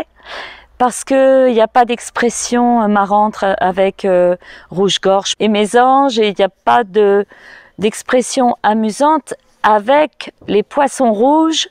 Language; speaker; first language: French; native; French